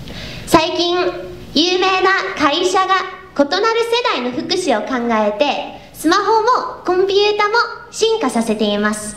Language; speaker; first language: Japanese; non-native, learner; English